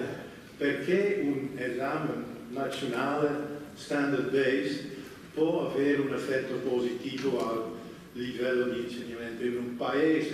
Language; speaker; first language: Italian; non-native, fluent; Dutch